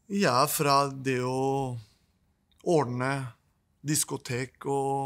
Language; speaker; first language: Norwegian; non-native, fluent; Spanish